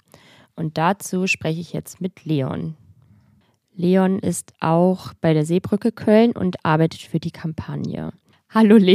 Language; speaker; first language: German; native; German